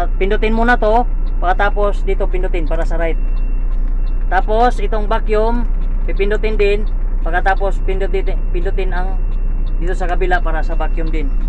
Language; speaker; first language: Filipino; non-native, local second language; Cebuano